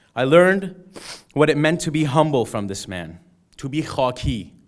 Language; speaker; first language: English; early bilingual, other home language; Persian